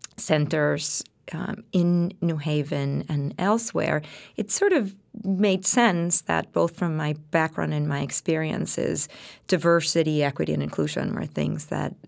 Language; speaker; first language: English; non-native, fluent; Spanish